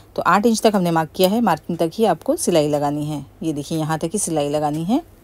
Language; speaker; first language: Hindi; native; Hindi